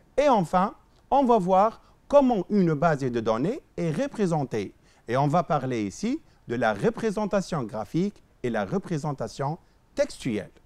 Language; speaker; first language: French; non-native, local second language; Arabic